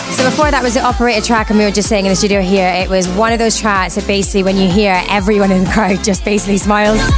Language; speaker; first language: English; native; English